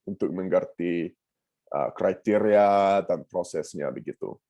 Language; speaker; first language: Indonesian; non-native, fluent; English